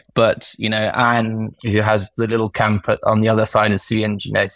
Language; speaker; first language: English; native; English